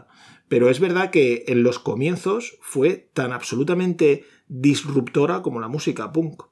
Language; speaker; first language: Spanish; native; Spanish